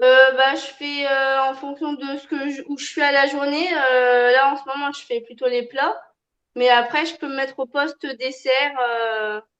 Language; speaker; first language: French; native; French